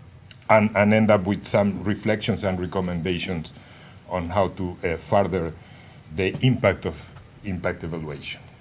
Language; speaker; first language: English; non-native, fluent; Spanish